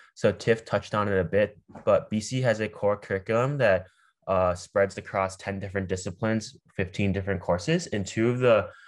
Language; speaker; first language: English; native; English